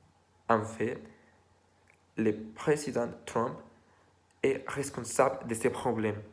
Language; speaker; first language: French; non-native, learner; Spanish